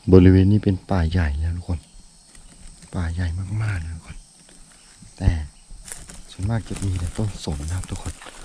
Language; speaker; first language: Thai; non-native, local second language; Karen languages